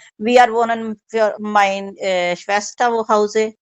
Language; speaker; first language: German; non-native, learner; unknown